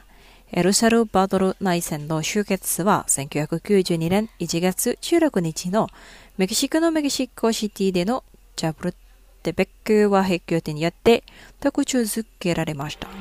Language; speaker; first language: Japanese; non-native, fluent; Indonesian